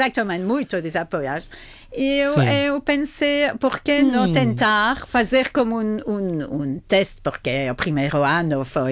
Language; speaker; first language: Portuguese; non-native, fluent; French